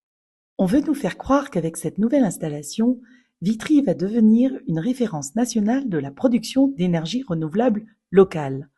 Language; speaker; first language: French; native; French